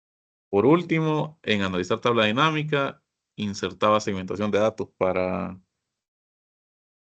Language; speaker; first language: Spanish; native; Spanish